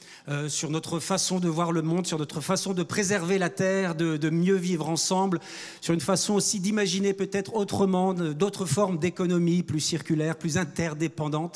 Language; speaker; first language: French; native; French